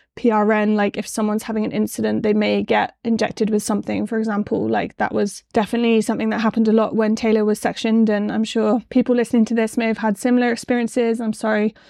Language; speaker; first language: English; native; English